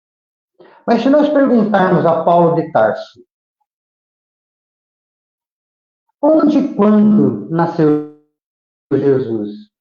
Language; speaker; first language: Portuguese; native; Portuguese